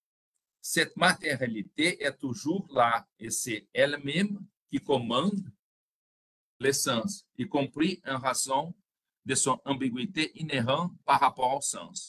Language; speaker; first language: French; non-native, fluent; Portuguese